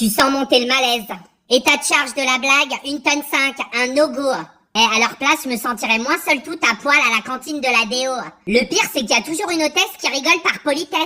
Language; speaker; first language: French; native; French